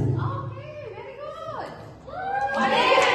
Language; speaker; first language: English; non-native, learner; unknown